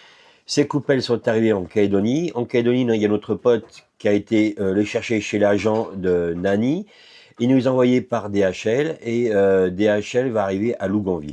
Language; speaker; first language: French; native; French